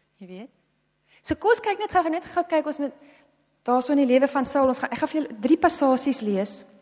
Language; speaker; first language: Afrikaans; non-native, local second language; English